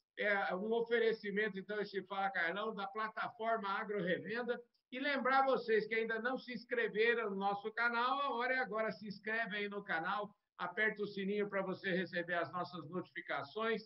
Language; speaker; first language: Portuguese; native; Portuguese